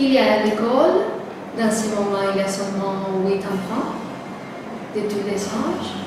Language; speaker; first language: French; non-native, learner; Spanish